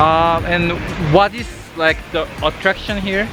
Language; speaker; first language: English; non-native, learner; Korean